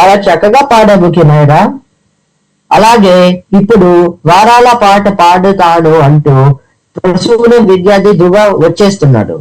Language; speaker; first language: Telugu; early bilingual, heritage; Telugu